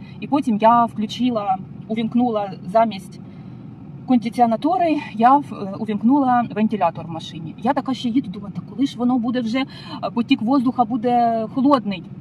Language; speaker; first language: Ukrainian; native; Ukrainian